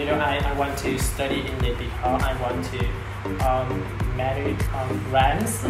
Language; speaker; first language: English; non-native, learner; Vietnamese